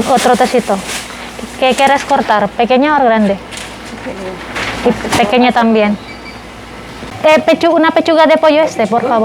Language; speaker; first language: Spanish; non-native, learner; Indonesian